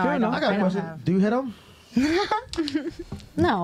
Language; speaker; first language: English; native; English